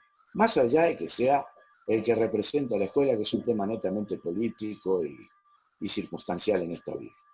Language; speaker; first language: Spanish; native; Spanish